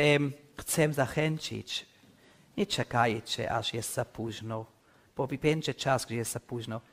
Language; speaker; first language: Polish; non-native, learner; English